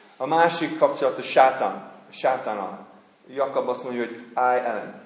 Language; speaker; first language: Hungarian; non-native, fluent; English